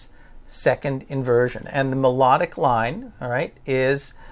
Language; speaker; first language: English; native; English